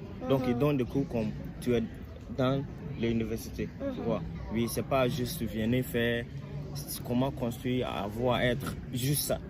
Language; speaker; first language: French; non-native, learner; English